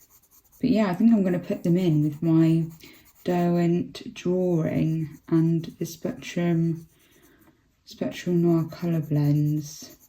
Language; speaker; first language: English; native; English